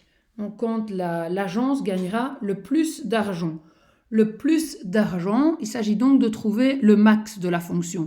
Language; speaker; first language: French; native; French